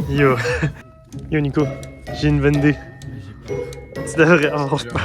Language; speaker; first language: French; native; French